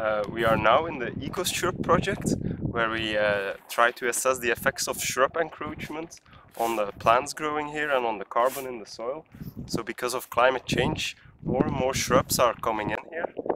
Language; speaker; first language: English; non-native, fluent; Dutch